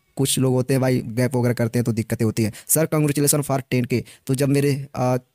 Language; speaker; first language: Hindi; native; Hindi